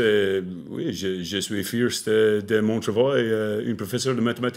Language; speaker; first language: French; non-native, learner; English